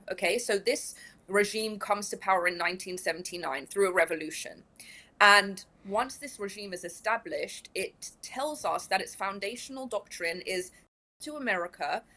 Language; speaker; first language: English; early bilingual, other home language; Persian